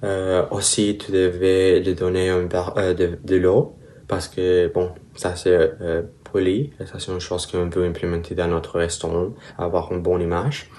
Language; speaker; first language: French; non-native, learner; Spanish